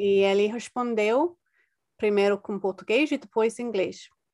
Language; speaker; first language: Portuguese; non-native, fluent; English